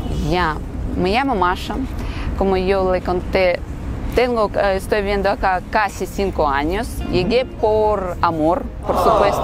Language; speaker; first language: Spanish; non-native, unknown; Russian